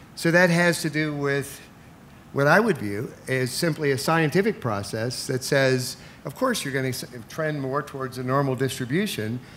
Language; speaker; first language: English; native; English